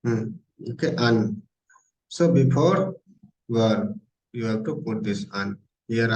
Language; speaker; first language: English; non-native, local second language; Hindi